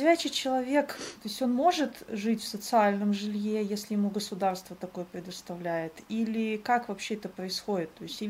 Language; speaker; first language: Russian; native; Russian